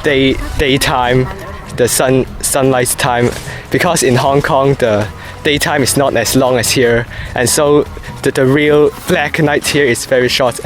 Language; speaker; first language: English; non-native, learner; Cantonese